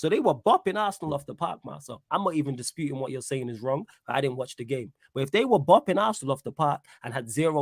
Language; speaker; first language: English; native; English